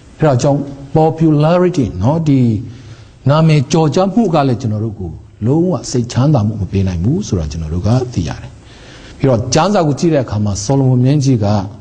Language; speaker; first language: Burmese; non-native, local second language; Tedim Chin